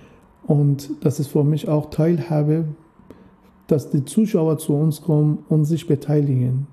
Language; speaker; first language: German; non-native, fluent; Persian